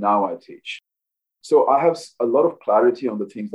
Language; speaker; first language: English; non-native, local second language; Hindi